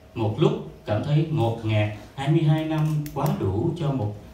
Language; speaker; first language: Vietnamese; native; Vietnamese